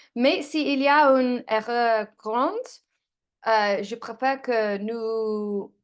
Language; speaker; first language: French; non-native, learner; English